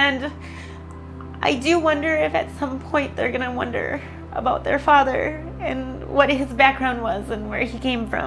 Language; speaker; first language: English; early bilingual, other home language; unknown